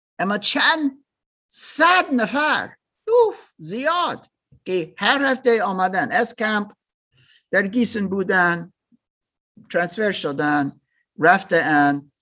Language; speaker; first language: Persian; non-native, learner; English